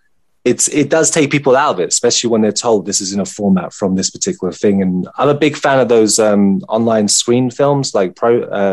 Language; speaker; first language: English; native; English